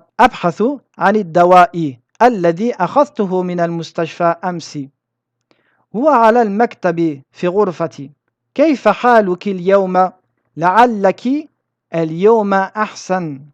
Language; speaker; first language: Arabic; non-native, fluent; French